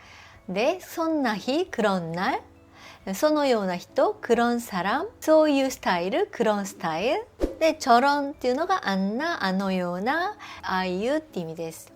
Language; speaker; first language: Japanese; non-native, fluent; Korean